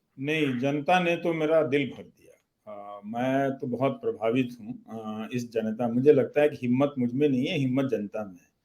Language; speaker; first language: Hindi; non-native, local second language; Bhojpuri